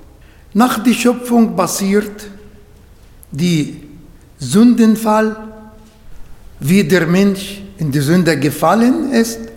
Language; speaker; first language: German; non-native, fluent; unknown